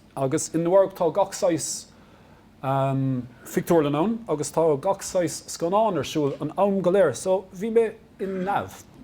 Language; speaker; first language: Irish; non-native, local second language; English